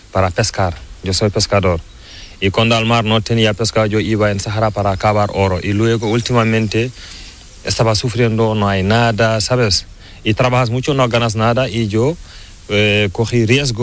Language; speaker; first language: Spanish; non-native, learner; Fula